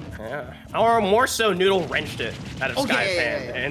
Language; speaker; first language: English; native; English